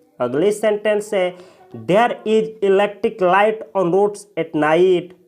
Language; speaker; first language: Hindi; native; Hindi